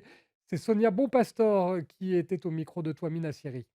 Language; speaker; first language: French; native; French